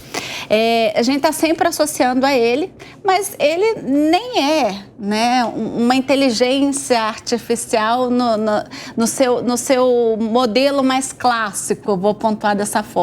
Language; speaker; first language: Portuguese; native; Portuguese